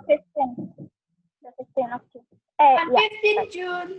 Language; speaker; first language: English; non-native, learner; Indonesian